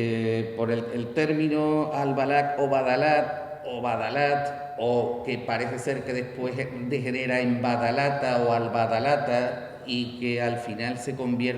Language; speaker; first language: Spanish; native; Spanish